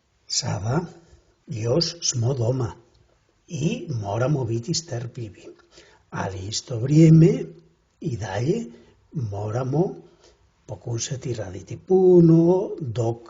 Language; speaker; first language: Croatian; non-native, fluent; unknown